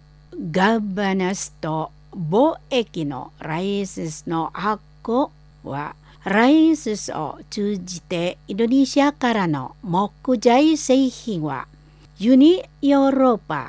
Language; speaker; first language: Japanese; non-native, fluent; Indonesian